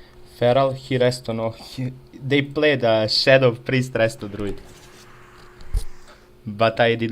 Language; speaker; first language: English; non-native, fluent; Serbian